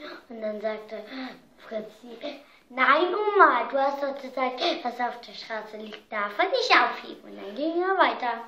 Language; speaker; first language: German; early bilingual, heritage; German